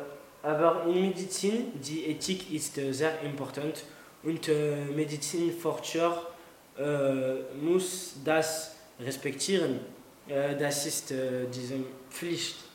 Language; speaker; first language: German; non-native, learner; French